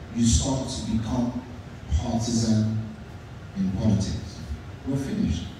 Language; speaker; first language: English; native; English